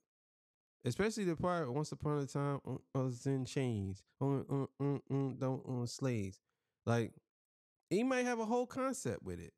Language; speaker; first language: English; native; English